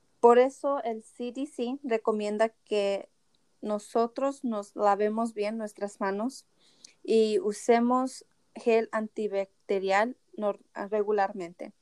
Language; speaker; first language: Spanish; early bilingual, heritage; Spanish